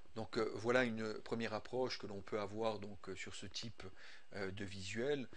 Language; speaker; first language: French; native; French